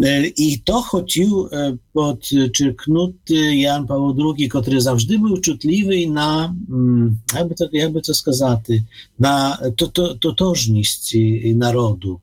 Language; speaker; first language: Ukrainian; non-native, fluent; Polish